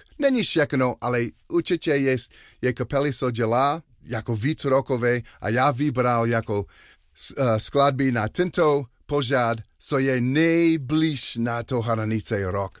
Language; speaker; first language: Czech; non-native, learner; English